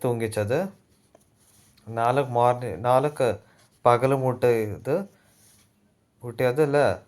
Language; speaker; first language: Tamil; non-native, learner; Telugu